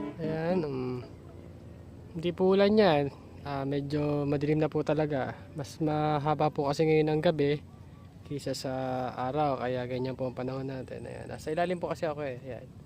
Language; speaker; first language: Filipino; native; Filipino